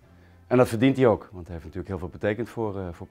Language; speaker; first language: Dutch; native; Dutch